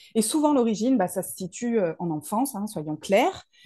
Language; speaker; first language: French; native; French